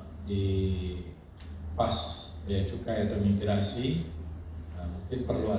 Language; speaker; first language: Indonesian; native; Indonesian